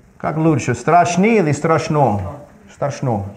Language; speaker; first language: Russian; non-native, learner; English